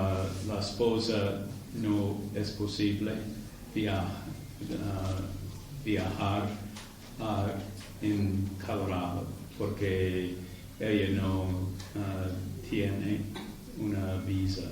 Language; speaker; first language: Spanish; non-native, learner; English